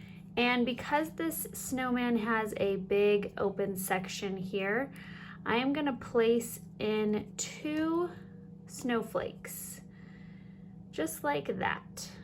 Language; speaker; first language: English; native; English